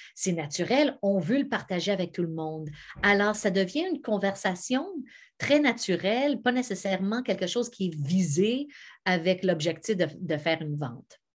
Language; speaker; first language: French; native; French